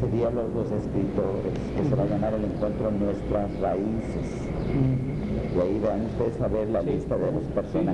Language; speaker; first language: Spanish; native; Spanish